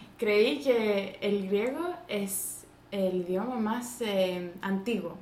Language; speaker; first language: Spanish; non-native, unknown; Greek